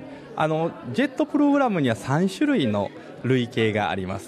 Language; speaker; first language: Japanese; native; Japanese